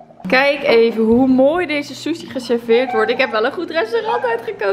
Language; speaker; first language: Dutch; native; Dutch